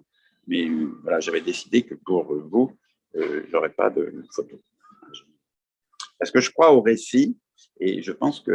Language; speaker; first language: French; native; French